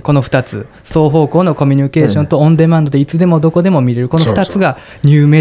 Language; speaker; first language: Japanese; native; Japanese